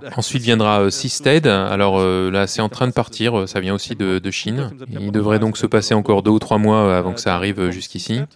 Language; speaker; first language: French; non-native, fluent; German